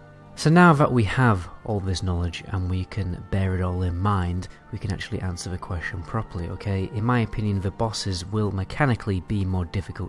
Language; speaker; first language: English; native; English